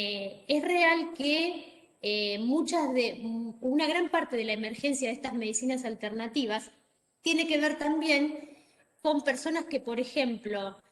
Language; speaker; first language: Spanish; native; Spanish